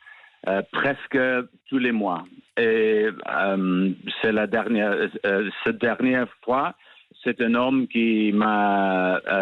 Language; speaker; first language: French; non-native, fluent; English